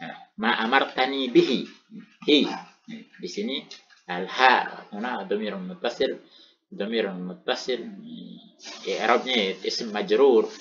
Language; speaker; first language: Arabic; non-native, fluent; Indonesian